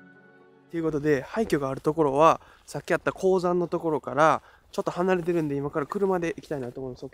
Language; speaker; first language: Japanese; native; Japanese